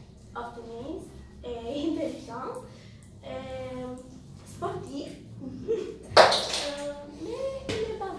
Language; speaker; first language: French; non-native, learner; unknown